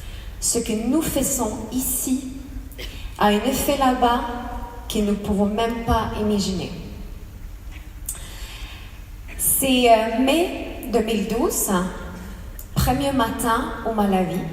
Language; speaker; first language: French; non-native, fluent; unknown